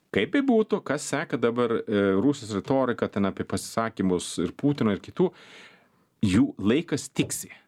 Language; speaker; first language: Lithuanian; non-native, fluent; Swedish